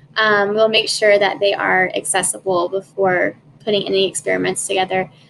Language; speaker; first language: English; native; English